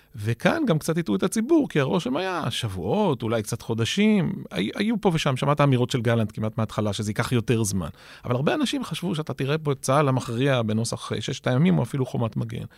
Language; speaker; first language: Hebrew; native; Hebrew